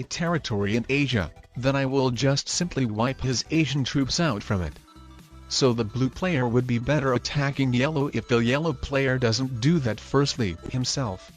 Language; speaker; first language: English; non-native, fluent; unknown